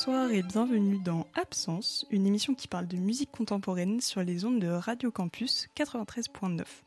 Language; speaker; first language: French; native; French